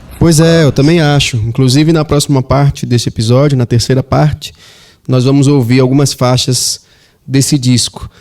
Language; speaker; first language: Portuguese; native; Portuguese